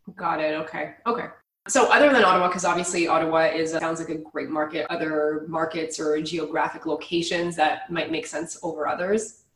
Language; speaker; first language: English; native; English